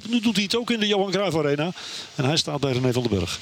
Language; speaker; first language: Dutch; native; Dutch